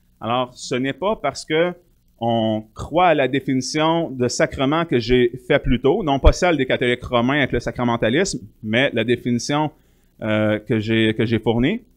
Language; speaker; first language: French; native; French